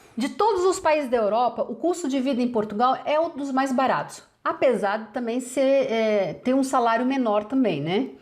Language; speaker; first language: Portuguese; native; Portuguese